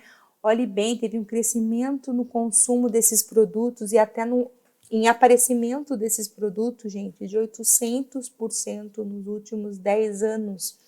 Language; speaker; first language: Portuguese; native; Portuguese